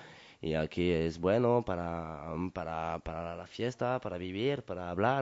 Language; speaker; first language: Spanish; non-native, learner; French